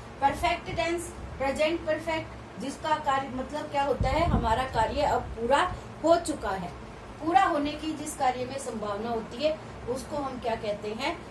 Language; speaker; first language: Hindi; native; Hindi